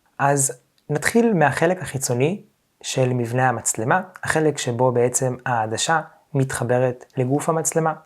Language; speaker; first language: Hebrew; native; Hebrew